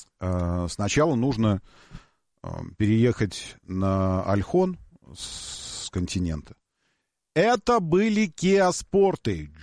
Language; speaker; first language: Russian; native; Russian